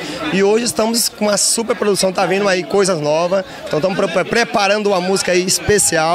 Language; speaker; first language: Portuguese; native; Portuguese